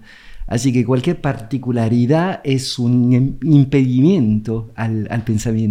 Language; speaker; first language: Spanish; non-native, fluent; French